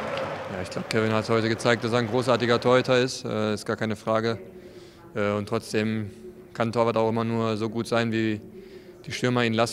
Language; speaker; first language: German; native; German